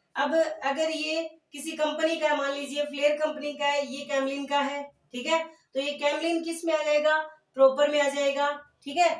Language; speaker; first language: Hindi; native; Hindi